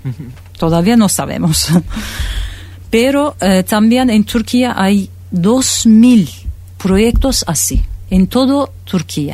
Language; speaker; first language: Spanish; non-native, fluent; Turkish